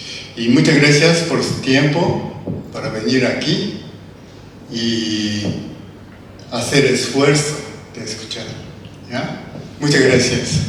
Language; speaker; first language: Spanish; non-native, learner; Japanese